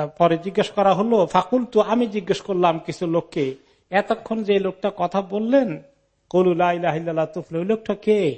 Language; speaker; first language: Bangla; native; Bangla